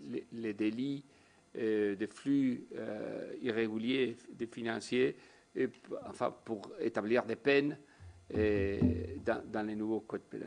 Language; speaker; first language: French; non-native, fluent; Spanish